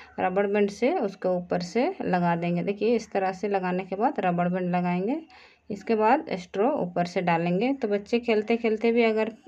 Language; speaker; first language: Hindi; native; Hindi